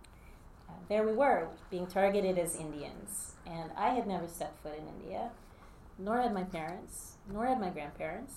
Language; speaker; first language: English; native; English